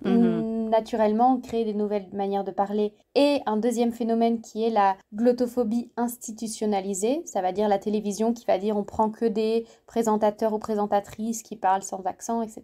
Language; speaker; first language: French; native; French